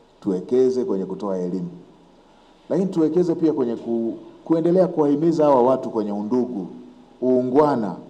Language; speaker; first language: Swahili; native; Swahili